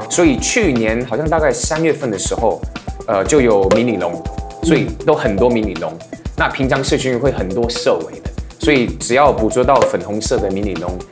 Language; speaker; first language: Chinese; non-native, fluent; Cantonese